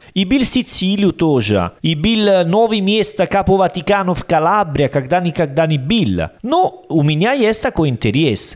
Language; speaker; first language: Russian; non-native, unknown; Italian